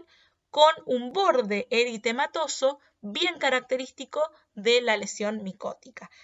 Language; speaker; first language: Spanish; native; Spanish